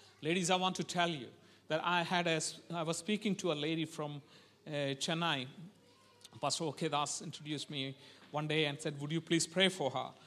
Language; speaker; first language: English; non-native, local second language; Malayalam